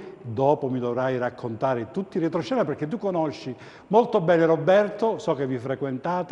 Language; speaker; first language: Italian; native; Italian